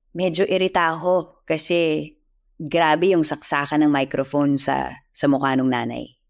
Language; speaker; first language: English; non-native, local second language; Filipino